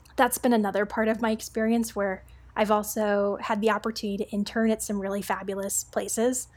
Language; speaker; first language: English; native; English